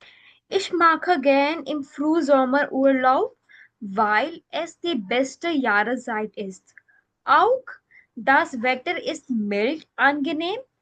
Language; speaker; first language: German; non-native, fluent; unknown